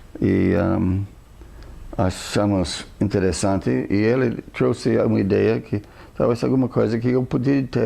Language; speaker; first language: Portuguese; non-native, fluent; English